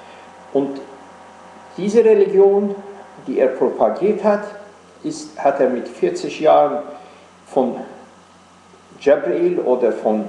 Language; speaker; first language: German; non-native, fluent; Persian